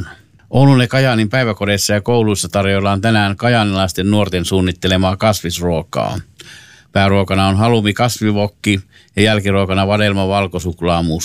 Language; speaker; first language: Finnish; native; Finnish